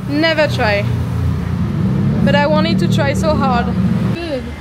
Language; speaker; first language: English; non-native, learner; French